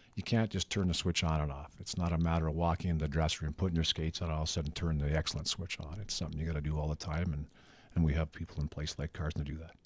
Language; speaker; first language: English; native; English